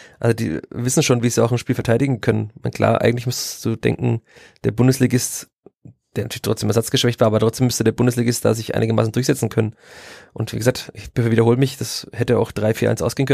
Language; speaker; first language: German; native; German